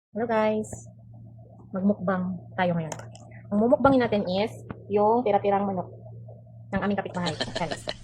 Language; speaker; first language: Filipino; non-native, local second language; Cebuano